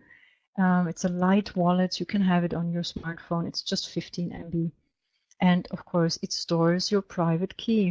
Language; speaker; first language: English; non-native, fluent; German